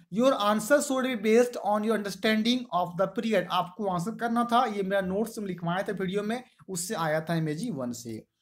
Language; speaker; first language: Hindi; native; Hindi